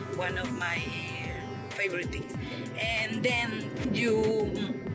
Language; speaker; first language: English; non-native, fluent; Spanish